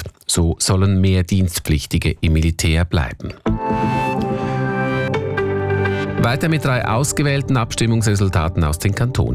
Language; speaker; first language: German; native; German